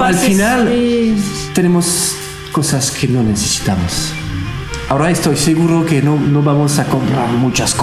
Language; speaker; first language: Spanish; non-native, learner; French